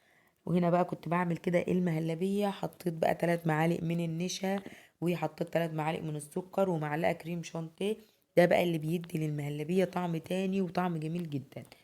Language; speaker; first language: Arabic; native; Arabic